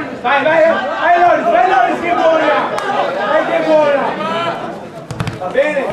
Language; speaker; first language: Italian; native; Italian